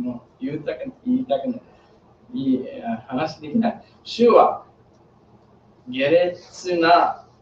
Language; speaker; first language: Japanese; non-native, learner; English